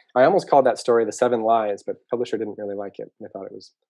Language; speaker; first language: English; native; English